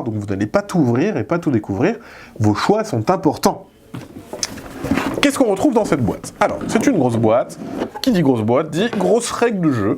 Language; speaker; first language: French; native; French